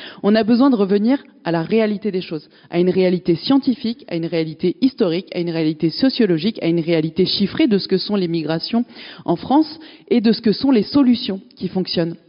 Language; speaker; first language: French; native; French